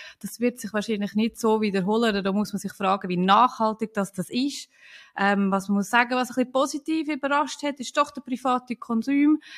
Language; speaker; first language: German; native; German